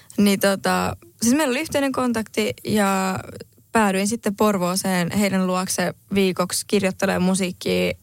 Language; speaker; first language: Finnish; early bilingual, other home language; Spanish